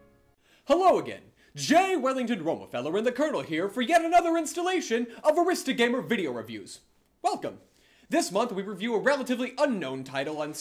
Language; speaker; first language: English; native; English